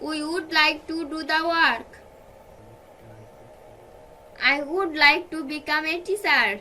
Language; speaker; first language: English; non-native, fluent; Bangla